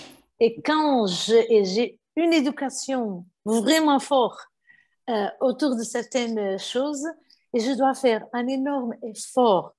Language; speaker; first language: French; non-native, fluent; Portuguese